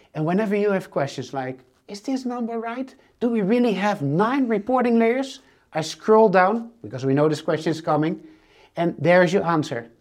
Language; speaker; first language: English; non-native, fluent; Dutch